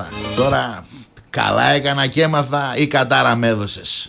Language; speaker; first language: Greek; native; Greek